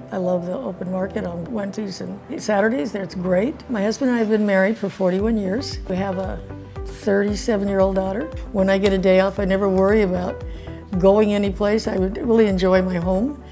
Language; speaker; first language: English; native; English